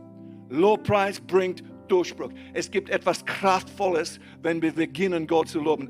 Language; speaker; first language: German; non-native, fluent; English